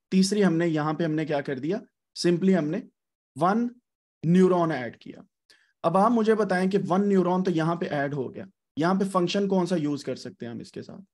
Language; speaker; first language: Urdu; non-native, local second language; Punjabi